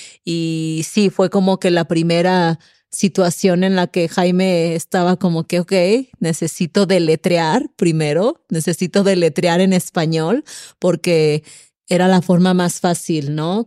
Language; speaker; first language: Spanish; native; Spanish